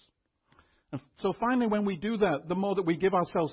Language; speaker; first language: English; native; English